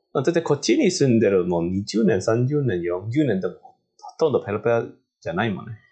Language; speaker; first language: Japanese; non-native, fluent; Chinese